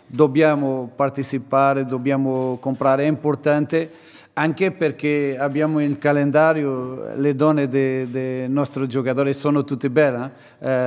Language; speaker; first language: Italian; non-native, learner; Portuguese